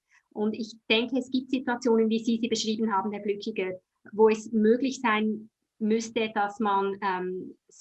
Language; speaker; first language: German; native; German